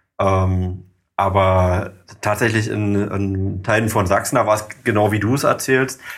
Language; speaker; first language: German; native; German